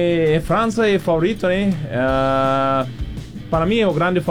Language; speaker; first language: Portuguese; non-native, fluent; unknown